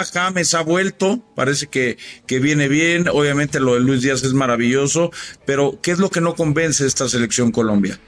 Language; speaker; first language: Spanish; native; Spanish